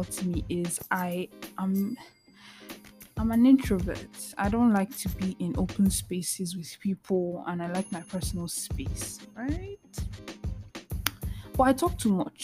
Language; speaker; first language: English; non-native, local second language; Igbo